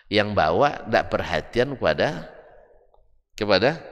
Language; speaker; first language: Indonesian; non-native, local second language; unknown